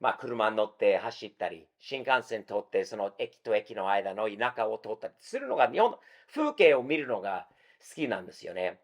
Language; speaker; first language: Japanese; non-native, fluent; English